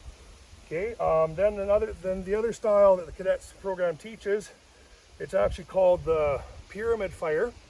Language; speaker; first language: English; native; English